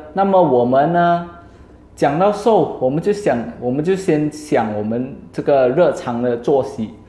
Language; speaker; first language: Chinese; native; Chinese